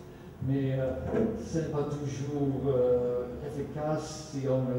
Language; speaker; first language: French; non-native, fluent; Swedish